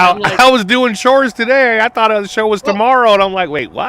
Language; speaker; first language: English; native; English